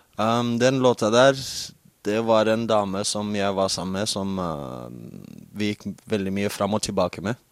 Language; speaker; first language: Norwegian; non-native, fluent; English